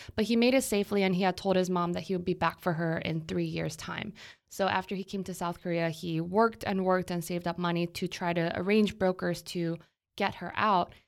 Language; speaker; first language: English; non-native, fluent; Korean